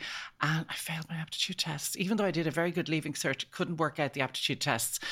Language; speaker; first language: English; native; English